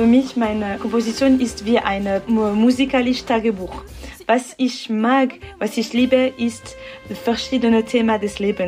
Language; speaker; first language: German; non-native, learner; French